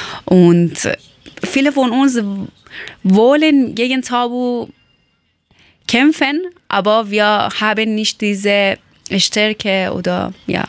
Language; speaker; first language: German; non-native, learner; Persian